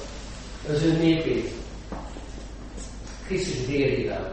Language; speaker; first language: Hungarian; non-native, fluent; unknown